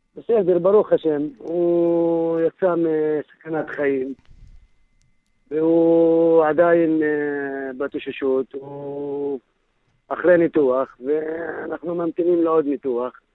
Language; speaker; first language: Hebrew; non-native, local second language; Arabic